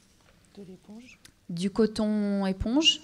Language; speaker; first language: French; native; French